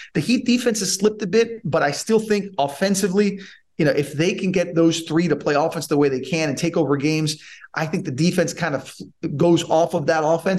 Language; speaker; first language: English; native; English